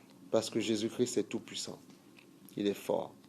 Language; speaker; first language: French; native; French